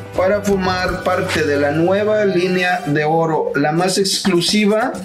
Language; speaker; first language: Spanish; native; Spanish